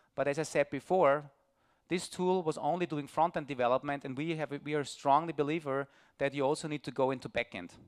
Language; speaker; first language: English; non-native, fluent; German